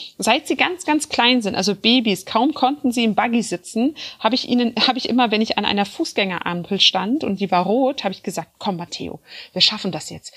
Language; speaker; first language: German; early bilingual, other home language; Turkish